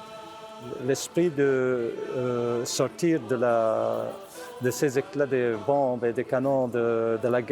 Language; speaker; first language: French; non-native, learner; Arabic